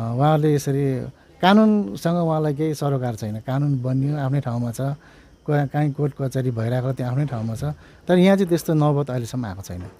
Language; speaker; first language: Nepali; native; Nepali